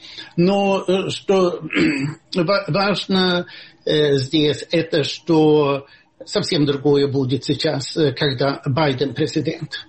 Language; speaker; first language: Russian; non-native, fluent; Swedish